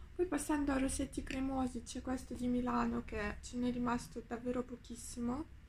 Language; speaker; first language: Italian; non-native, fluent; Ukrainian